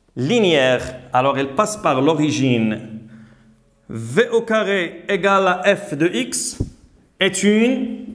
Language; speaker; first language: French; non-native, local second language; Arabic